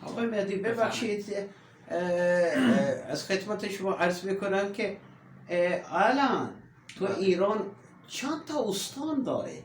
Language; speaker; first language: Persian; non-native, learner; Punjabi